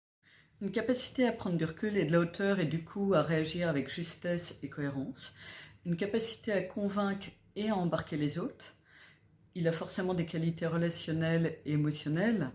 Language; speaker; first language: French; native; French